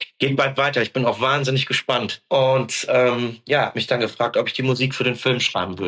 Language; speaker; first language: German; native; German